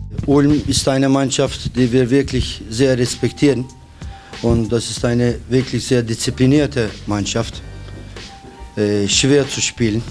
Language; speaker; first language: German; non-native, fluent; Turkish